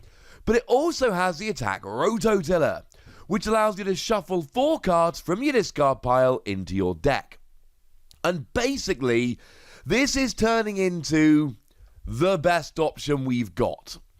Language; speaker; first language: English; native; English